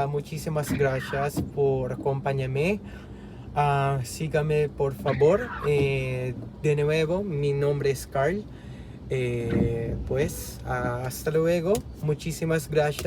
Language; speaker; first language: Spanish; non-native, learner; Filipino